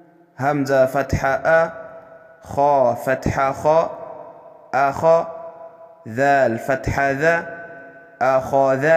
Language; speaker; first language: Arabic; non-native, fluent; Kinyarwanda